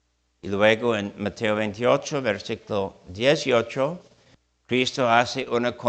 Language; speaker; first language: Spanish; non-native, fluent; English